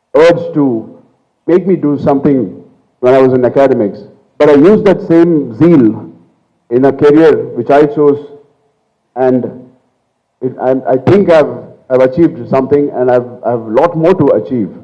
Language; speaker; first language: English; non-native, local second language; Telugu